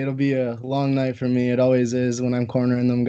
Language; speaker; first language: English; native; English